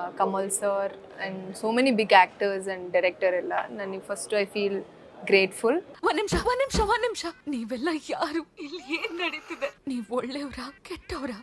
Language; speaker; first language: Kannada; early bilingual, heritage; Kannada